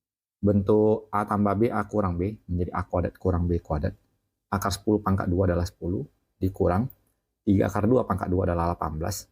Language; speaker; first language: Indonesian; native; Indonesian